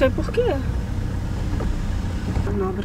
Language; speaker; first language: Portuguese; native; Portuguese